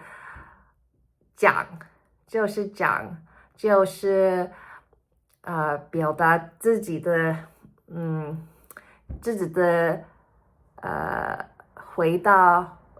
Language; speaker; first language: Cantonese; early bilingual, heritage; Cantonese